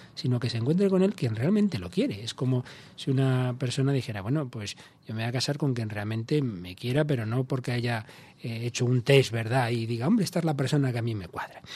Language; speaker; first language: Spanish; native; Spanish